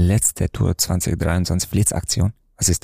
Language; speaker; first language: German; non-native, fluent; Romanian